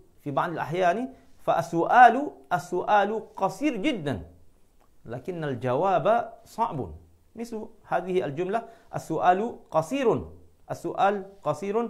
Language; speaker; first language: Arabic; non-native, fluent; Malay